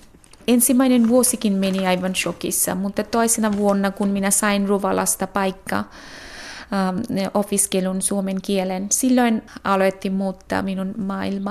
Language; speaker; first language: Finnish; non-native, fluent; Bangla